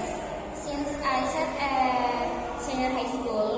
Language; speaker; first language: English; non-native, learner; Indonesian